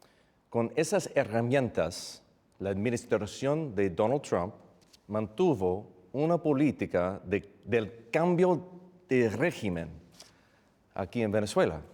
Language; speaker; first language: Spanish; non-native, fluent; English